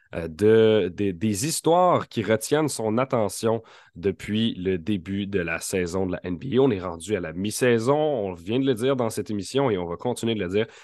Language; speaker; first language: French; native; French